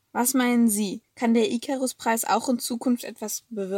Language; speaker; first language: German; native; German